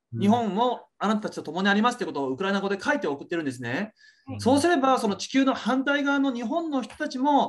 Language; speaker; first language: Japanese; native; Japanese